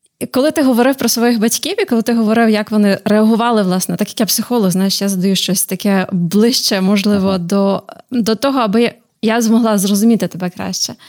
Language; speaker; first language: Ukrainian; native; Ukrainian